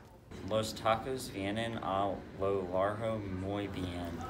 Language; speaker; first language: Spanish; non-native, learner; English